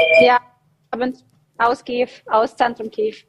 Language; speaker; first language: German; non-native, learner; Ukrainian